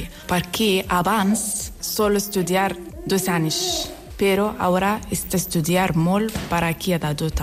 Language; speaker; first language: Catalan; non-native, learner; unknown